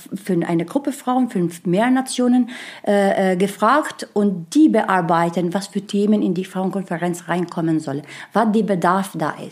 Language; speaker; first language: German; non-native, learner; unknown